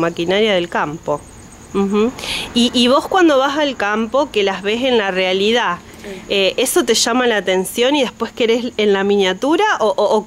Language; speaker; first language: Spanish; native; Spanish